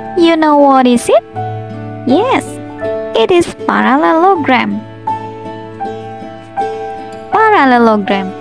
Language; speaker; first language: English; non-native, learner; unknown